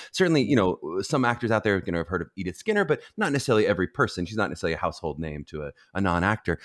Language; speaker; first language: English; native; English